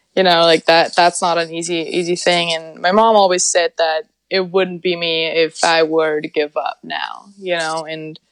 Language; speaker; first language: English; non-native, fluent; German